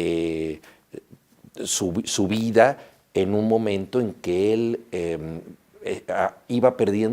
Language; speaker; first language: Spanish; native; Spanish